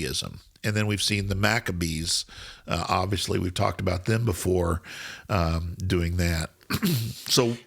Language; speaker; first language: English; native; English